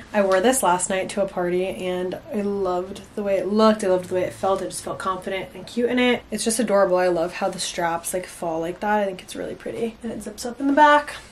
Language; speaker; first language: English; native; English